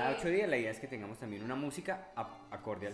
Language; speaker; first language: Spanish; native; Spanish